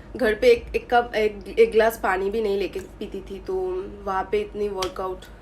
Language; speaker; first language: Hindi; non-native, local second language; Bangla